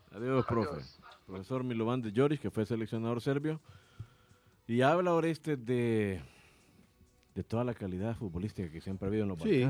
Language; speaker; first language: Spanish; native; Spanish